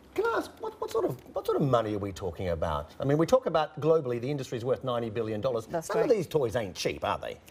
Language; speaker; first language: English; native; English